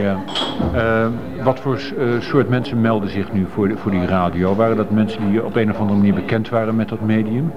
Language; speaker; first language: Dutch; native; Dutch